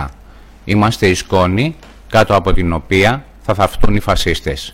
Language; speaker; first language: Greek; native; Greek